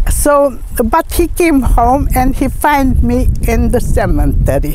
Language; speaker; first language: English; non-native, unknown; Hungarian